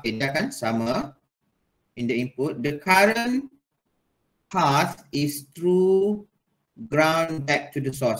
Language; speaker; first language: English; non-native, local second language; Malay